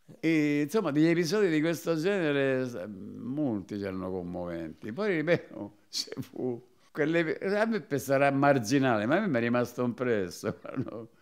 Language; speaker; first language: Italian; native; Italian